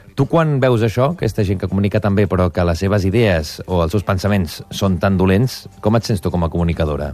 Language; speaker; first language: Catalan; native; Catalan